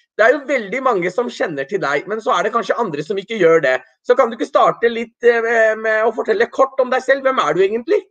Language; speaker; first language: Norwegian; early bilingual, other home language; Urdu